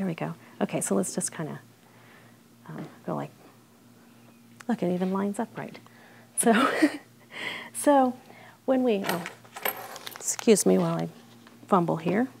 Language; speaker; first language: English; native; English